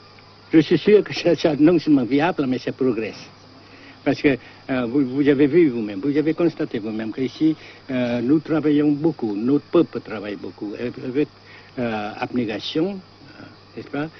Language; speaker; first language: French; non-native, fluent; Vietnamese